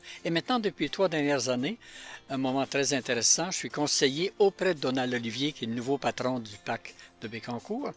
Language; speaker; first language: French; native; French